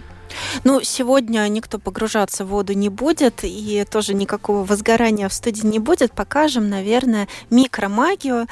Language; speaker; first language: Russian; native; Russian